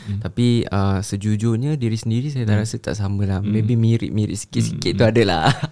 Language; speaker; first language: Malay; native; Malay